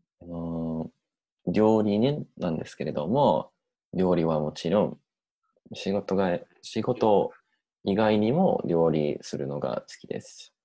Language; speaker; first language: Japanese; non-native, learner; English